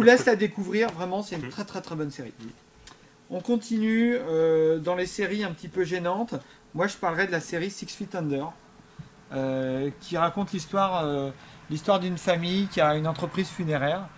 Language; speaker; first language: French; native; French